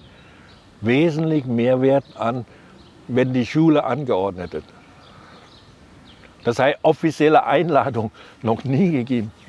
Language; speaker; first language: German; non-native, learner; Thai